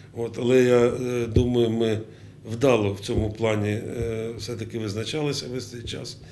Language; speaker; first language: Ukrainian; native; Ukrainian